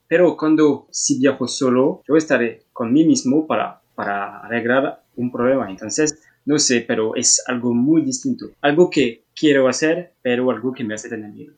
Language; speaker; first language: Spanish; non-native, learner; French